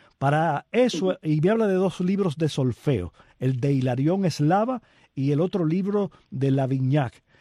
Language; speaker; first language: Spanish; native; Spanish